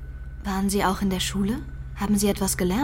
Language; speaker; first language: German; non-native, fluent; Persian